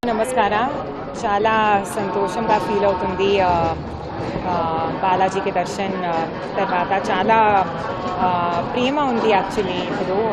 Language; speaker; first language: Telugu; non-native, learner; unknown